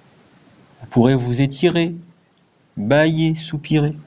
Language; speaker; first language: French; native; French